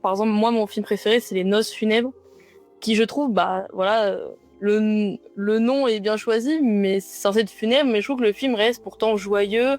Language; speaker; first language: French; native; French